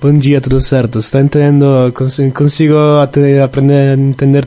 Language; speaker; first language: Portuguese; non-native, learner; Italian